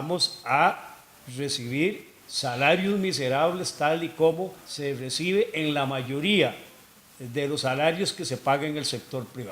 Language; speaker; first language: Spanish; native; Spanish